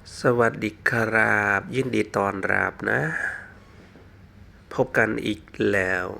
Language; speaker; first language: Thai; non-native, fluent; Khmer